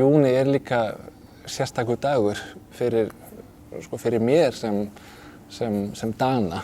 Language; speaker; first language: Icelandic; non-native, fluent; Danish